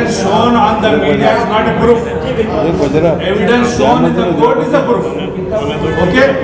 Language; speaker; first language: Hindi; non-native, local second language; Urdu